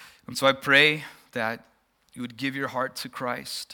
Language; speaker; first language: English; native; English